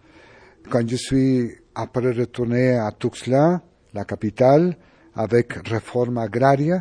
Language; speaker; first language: French; non-native, learner; Spanish